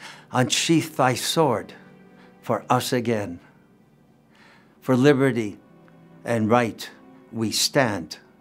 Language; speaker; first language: English; native; English